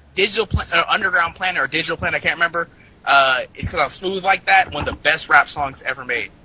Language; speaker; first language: English; native; English